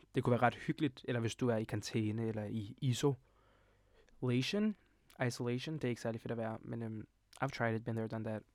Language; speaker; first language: Danish; early bilingual, other home language; Serbian